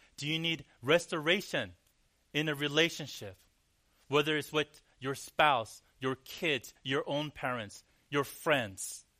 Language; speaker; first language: English; early bilingual, other home language; Korean